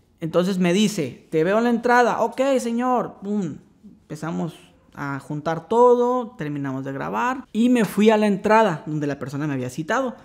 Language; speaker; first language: Spanish; native; Spanish